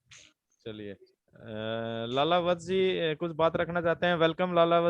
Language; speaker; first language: Hindi; native; Hindi